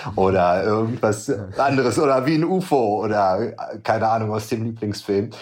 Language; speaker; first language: German; native; German